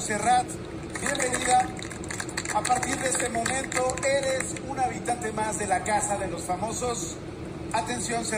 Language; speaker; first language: Spanish; native; Spanish